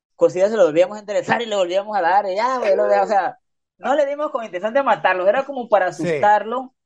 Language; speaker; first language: Spanish; native; Spanish